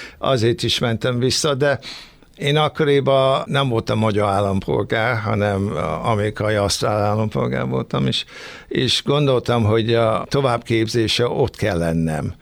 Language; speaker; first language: Hungarian; early bilingual, heritage; Hungarian